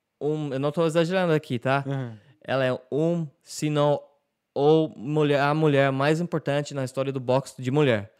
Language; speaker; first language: Portuguese; non-native, learner; English